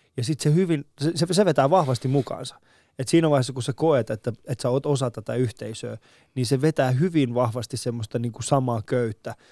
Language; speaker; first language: Finnish; early bilingual, other home language; Persian